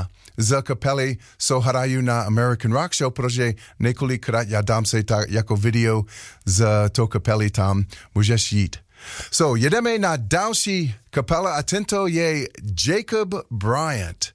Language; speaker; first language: Czech; non-native, learner; English